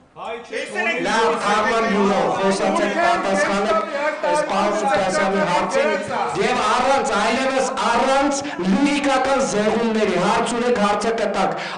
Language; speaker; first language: Armenian; native; Armenian